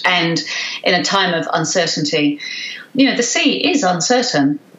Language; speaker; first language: English; native; English